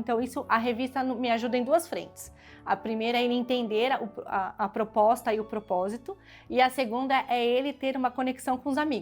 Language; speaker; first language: Portuguese; native; Portuguese